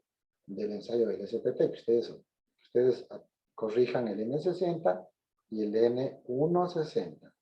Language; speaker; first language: Spanish; native; Spanish